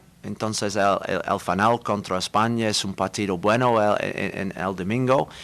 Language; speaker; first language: Spanish; non-native, learner; English